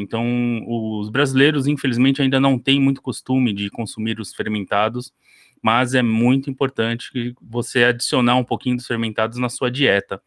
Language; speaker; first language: Portuguese; early bilingual, other home language; Korean